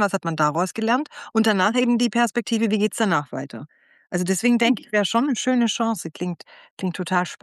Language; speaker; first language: German; native; German